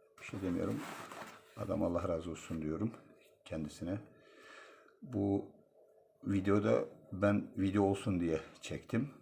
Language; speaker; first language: Turkish; native; Turkish